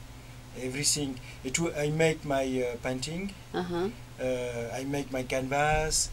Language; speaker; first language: English; non-native, learner; French